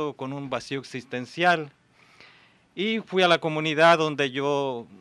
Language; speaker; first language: Spanish; native; Spanish